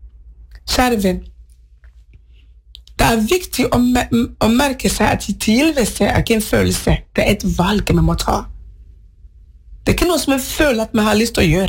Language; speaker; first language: Norwegian; non-native, fluent; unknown